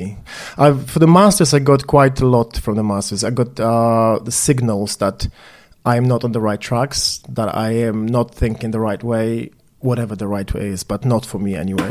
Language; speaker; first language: English; non-native, fluent; Polish